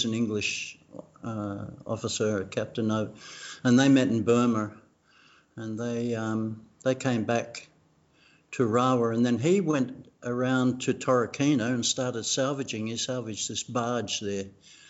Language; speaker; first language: English; non-native, fluent; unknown